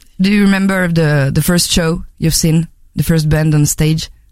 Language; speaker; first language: English; non-native, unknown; French